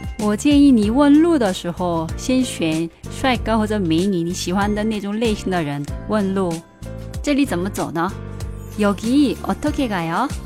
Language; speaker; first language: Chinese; non-native, fluent; Korean